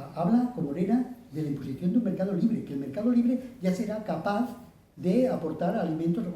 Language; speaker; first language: Spanish; non-native, local second language; Catalan